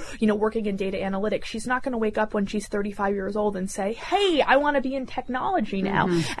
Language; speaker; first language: English; native; English